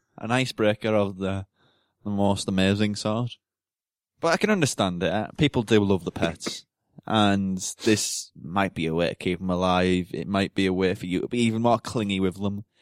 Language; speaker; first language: English; native; English